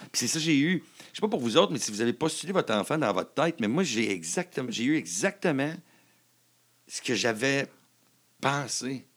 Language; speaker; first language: French; native; French